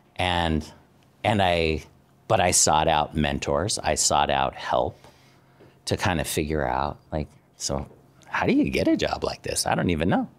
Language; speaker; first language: English; native; English